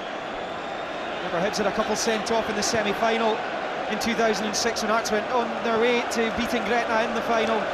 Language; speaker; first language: English; native; English